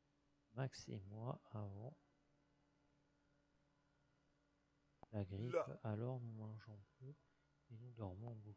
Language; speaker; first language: French; non-native, learner; English